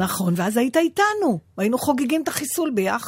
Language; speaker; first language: Hebrew; native; Hebrew